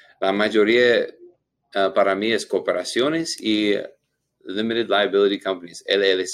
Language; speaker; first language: Spanish; non-native, learner; English